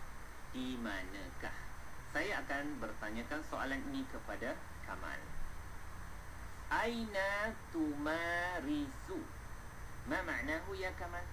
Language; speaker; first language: Malay; native; Malay